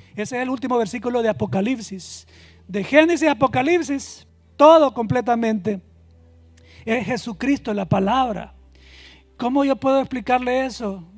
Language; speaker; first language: Spanish; native; Spanish